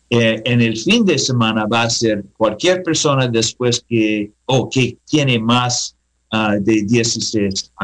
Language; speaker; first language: Spanish; non-native, learner; English